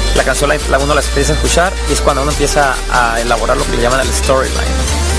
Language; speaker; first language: Spanish; native; Spanish